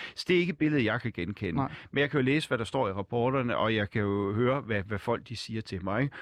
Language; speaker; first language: Danish; native; Danish